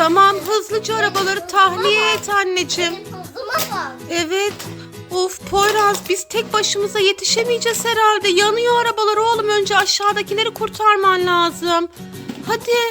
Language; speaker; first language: Turkish; native; Turkish